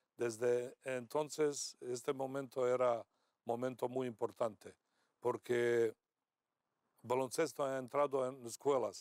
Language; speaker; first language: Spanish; non-native, fluent; Serbian